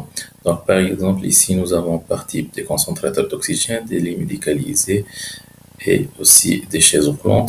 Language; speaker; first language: French; non-native, local second language; Arabic